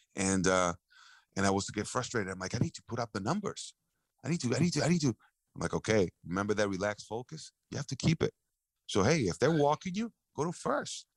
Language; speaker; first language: English; early bilingual, other home language; Spanish